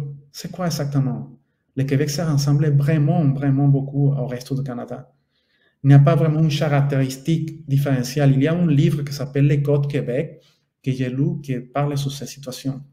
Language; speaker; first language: French; non-native, fluent; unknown